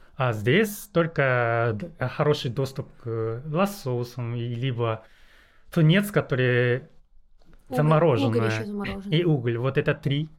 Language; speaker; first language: Russian; non-native, fluent; Japanese